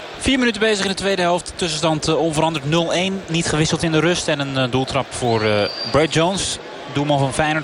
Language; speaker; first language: Dutch; native; Dutch